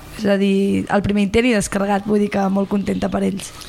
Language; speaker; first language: Catalan; native; Catalan